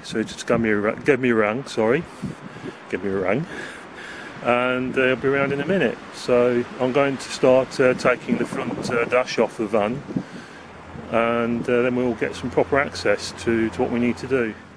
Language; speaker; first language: English; native; English